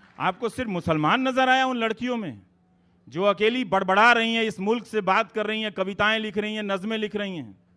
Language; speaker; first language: Hindi; native; Hindi